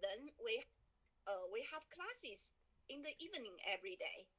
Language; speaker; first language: English; non-native, learner; Chinese